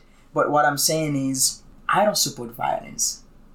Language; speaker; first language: English; non-native, fluent; Haitian Creole